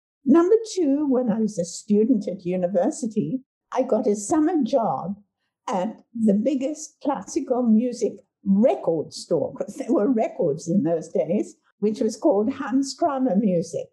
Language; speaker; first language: English; native; English